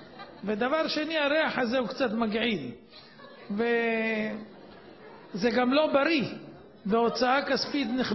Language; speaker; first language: Hebrew; native; Hebrew